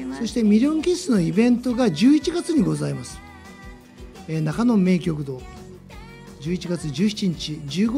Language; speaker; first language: Japanese; native; Japanese